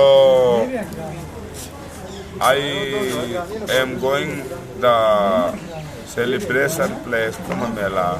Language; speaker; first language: English; non-native, learner; Hindi